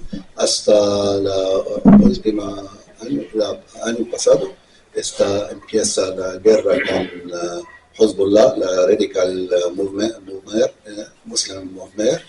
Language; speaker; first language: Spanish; non-native, learner; Arabic